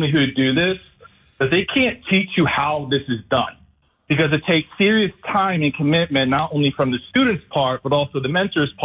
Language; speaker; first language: English; native; English